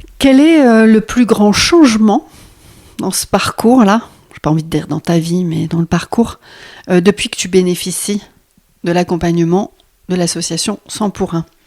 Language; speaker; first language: French; native; French